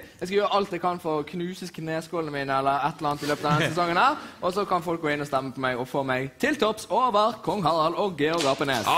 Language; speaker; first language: Norwegian; native; Norwegian